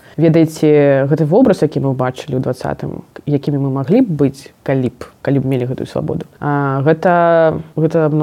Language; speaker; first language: Belarusian; non-native, local second language; Russian